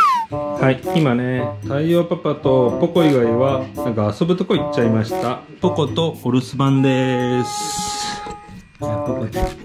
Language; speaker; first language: Japanese; native; Japanese